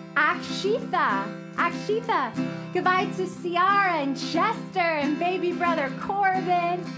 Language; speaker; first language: English; native; English